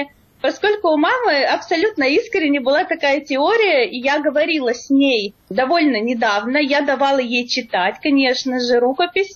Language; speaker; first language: Russian; native; Russian